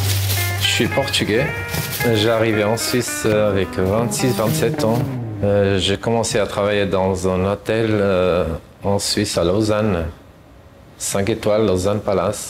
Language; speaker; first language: French; non-native, fluent; Portuguese